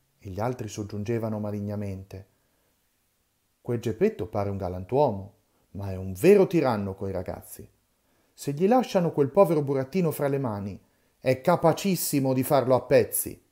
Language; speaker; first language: Italian; native; Italian